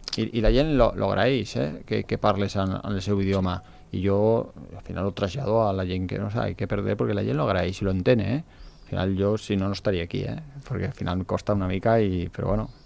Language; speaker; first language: Catalan; non-native, local second language; Spanish